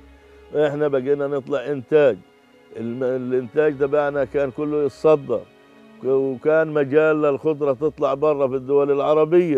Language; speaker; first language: Arabic; native; Arabic